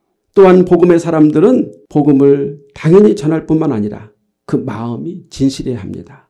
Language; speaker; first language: Korean; native; Korean